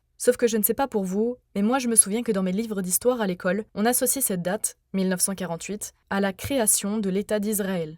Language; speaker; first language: French; native; French